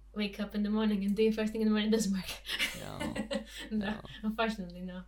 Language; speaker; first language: English; non-native, fluent; Romanian